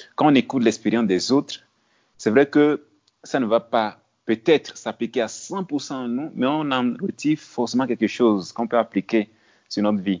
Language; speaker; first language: French; non-native, local second language; Ewe